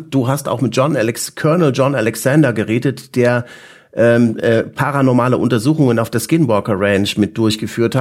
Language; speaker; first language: German; native; German